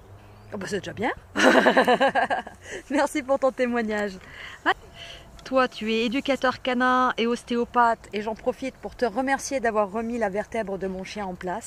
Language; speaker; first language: French; native; French